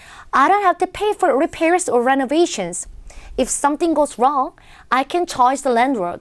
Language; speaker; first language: English; non-native, fluent; Korean